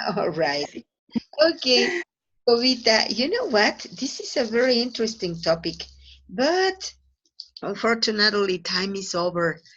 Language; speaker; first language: English; non-native, fluent; Spanish